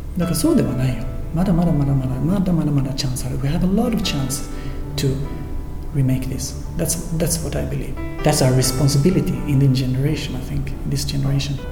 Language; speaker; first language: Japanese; non-native, fluent; Swedish